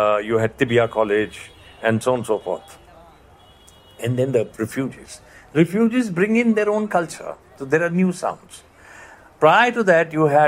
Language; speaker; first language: English; non-native, local second language; Punjabi